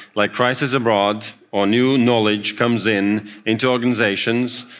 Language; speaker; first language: English; non-native, fluent; Latvian